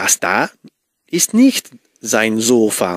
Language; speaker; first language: German; non-native, learner; Spanish